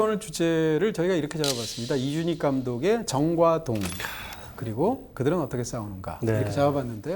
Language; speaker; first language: Korean; native; Korean